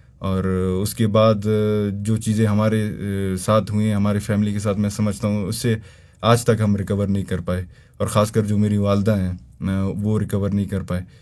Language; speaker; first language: Urdu; non-native, local second language; Brahui